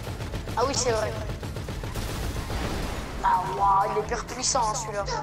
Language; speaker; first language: French; native; French